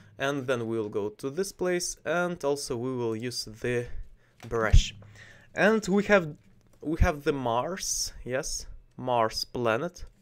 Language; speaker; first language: English; non-native, learner; Russian